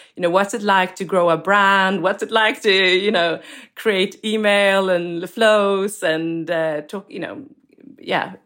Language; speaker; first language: English; non-native, fluent; Swedish